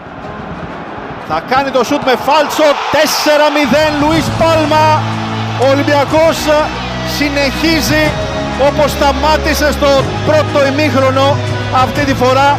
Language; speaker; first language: Greek; native; Greek